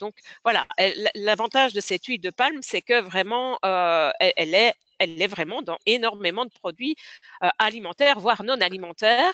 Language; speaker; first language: French; native; French